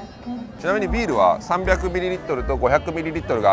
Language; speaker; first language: Japanese; native; Japanese